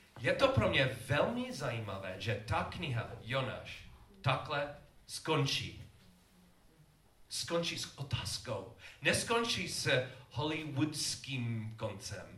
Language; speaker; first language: Czech; non-native, learner; English